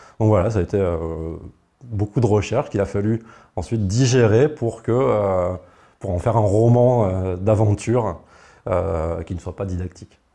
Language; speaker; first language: French; native; French